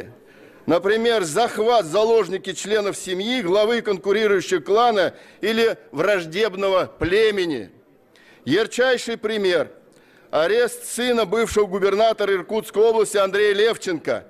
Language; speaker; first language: Russian; native; Russian